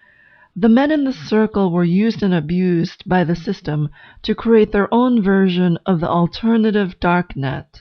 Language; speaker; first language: English; native; English